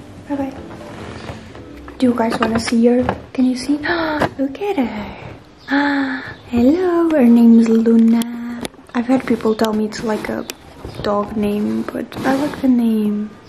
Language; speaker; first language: English; non-native, fluent; Portuguese